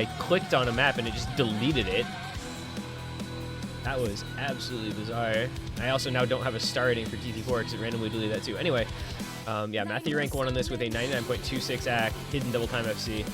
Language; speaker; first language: English; native; English